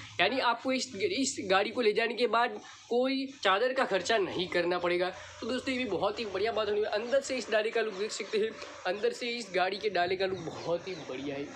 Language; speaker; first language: Hindi; non-native, local second language; Gujarati